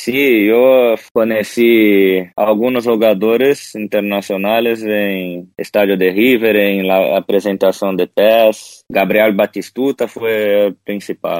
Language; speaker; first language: Spanish; non-native, learner; Portuguese